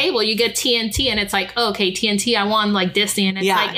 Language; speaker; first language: English; non-native, fluent; Spanish